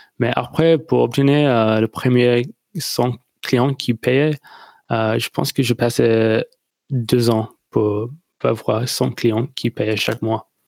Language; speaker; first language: French; non-native, learner; English